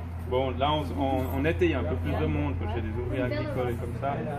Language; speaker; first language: French; native; French